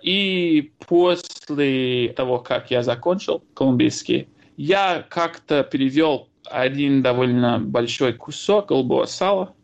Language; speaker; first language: Russian; non-native, fluent; English